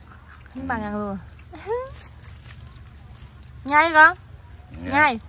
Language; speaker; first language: Vietnamese; native; Vietnamese